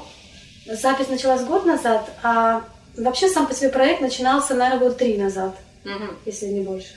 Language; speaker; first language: Russian; non-native, local second language; Crimean Tatar